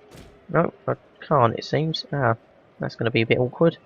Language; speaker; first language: English; native; English